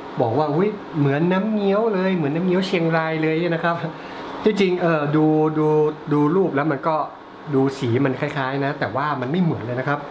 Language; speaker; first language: Thai; native; Thai